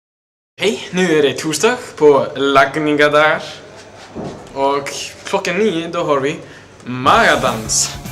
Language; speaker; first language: Swedish; non-native, learner; Icelandic